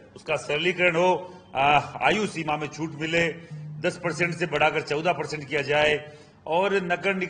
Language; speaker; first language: Hindi; non-native, local second language; Rajasthani